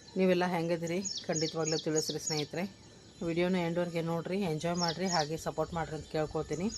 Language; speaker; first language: Kannada; native; Kannada